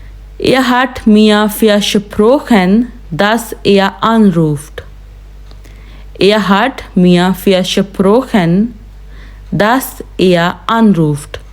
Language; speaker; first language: German; non-native, fluent; Urdu